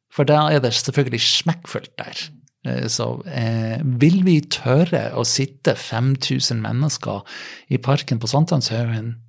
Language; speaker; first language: Norwegian; non-native, fluent; English